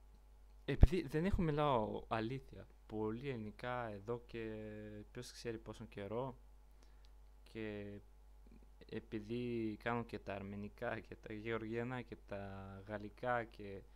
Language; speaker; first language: Greek; non-native, learner; Bulgarian